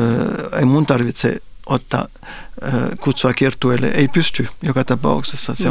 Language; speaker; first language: Finnish; non-native, fluent; French